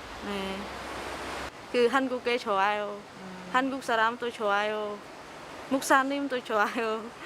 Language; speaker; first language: Korean; non-native, learner; Khmer